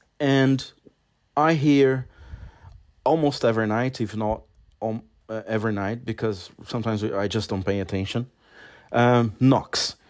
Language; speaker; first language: English; non-native, fluent; Portuguese